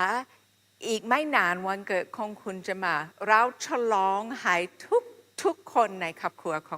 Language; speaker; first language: Thai; non-native, fluent; English